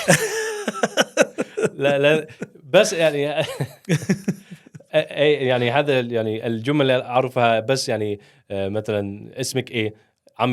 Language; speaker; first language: Arabic; non-native, learner; Swedish